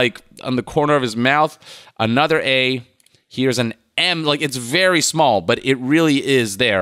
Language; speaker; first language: English; native; English